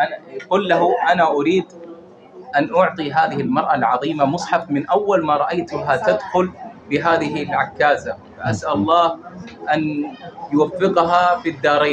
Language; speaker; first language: Arabic; native; Arabic